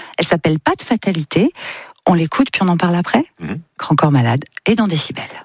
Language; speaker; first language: French; native; French